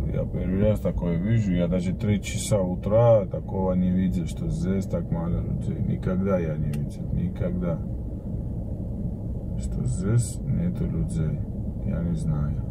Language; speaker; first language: Russian; non-native, fluent; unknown